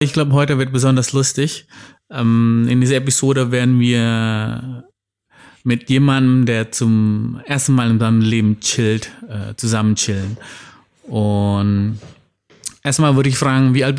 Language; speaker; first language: German; non-native, fluent; Indonesian